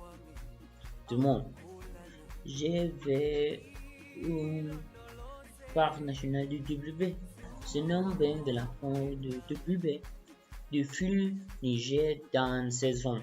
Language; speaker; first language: French; non-native, learner; Spanish